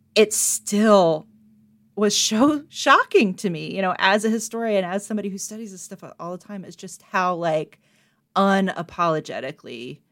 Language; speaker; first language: English; native; English